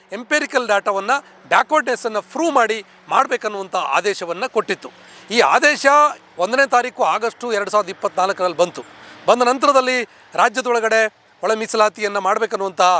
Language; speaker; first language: Kannada; non-native, local second language; Lambadi